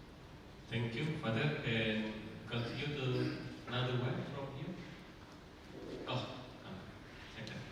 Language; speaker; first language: English; non-native, fluent; Indonesian